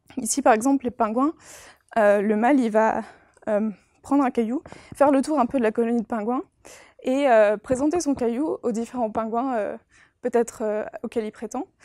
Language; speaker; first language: French; native; French